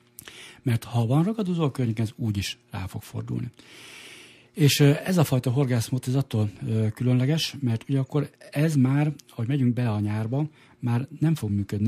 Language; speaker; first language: Hungarian; native; Hungarian